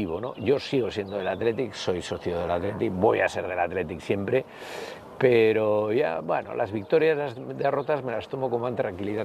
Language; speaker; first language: Spanish; native; Spanish